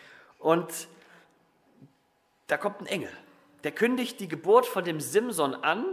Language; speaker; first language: German; native; German